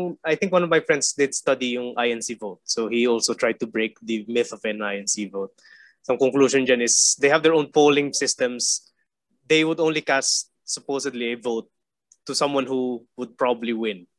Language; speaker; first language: English; non-native, local second language; Filipino